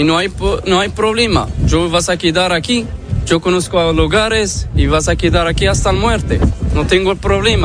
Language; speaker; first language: Spanish; non-native, learner; Arabic